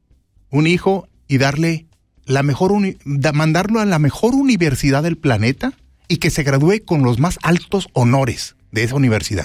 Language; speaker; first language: Spanish; native; Spanish